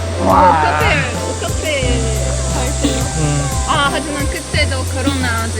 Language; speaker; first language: Korean; non-native, learner; Russian